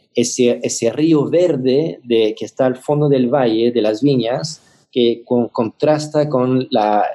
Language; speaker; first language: Spanish; non-native, fluent; French